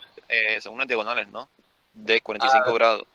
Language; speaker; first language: Spanish; native; Spanish